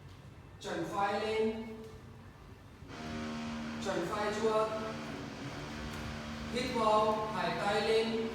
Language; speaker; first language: Vietnamese; non-native, learner; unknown